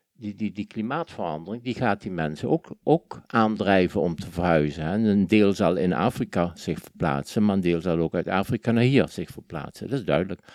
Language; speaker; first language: Dutch; native; Dutch